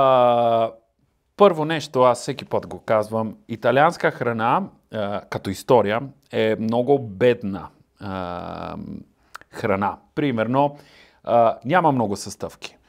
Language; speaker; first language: Bulgarian; non-native, learner; Italian